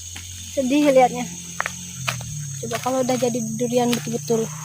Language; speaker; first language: Indonesian; native; Indonesian